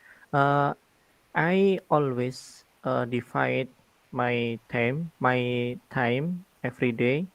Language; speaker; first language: English; non-native, learner; Indonesian